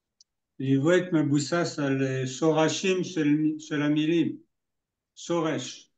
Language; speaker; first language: Hebrew; non-native, fluent; French